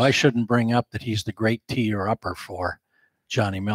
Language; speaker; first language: English; native; English